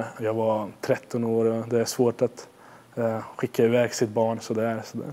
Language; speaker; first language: Swedish; non-native, fluent; Hungarian